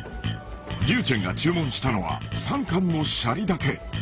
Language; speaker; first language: Japanese; native; Japanese